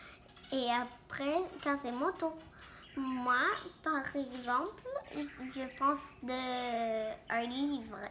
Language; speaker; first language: French; non-native, local second language; English